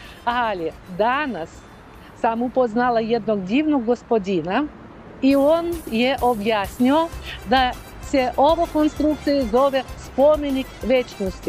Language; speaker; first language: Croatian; non-native, fluent; Russian